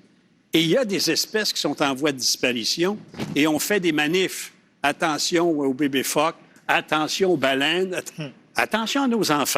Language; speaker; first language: French; native; French